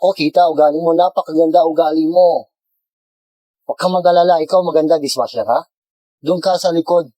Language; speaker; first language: Filipino; non-native, learner; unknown